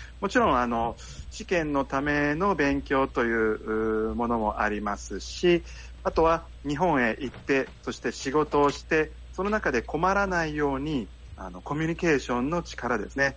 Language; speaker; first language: Japanese; native; Japanese